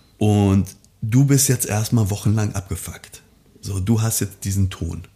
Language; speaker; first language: German; early bilingual, other home language; Persian